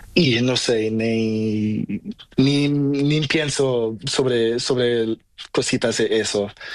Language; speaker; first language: Spanish; non-native, learner; Portuguese